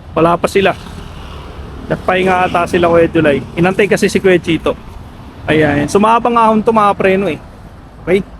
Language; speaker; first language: Filipino; native; Filipino